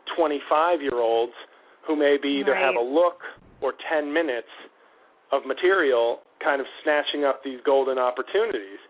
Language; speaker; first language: English; native; English